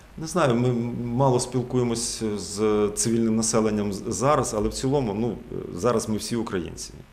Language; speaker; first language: Ukrainian; native; Ukrainian